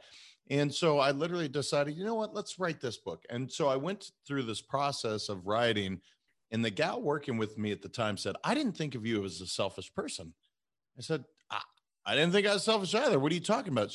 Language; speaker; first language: English; native; English